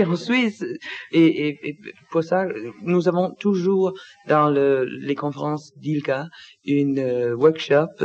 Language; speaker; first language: French; non-native, learner; Danish